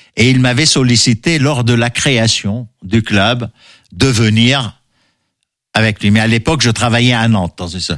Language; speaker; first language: French; non-native, local second language; Arabic